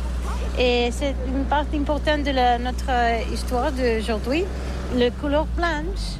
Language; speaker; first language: French; non-native, learner; Catalan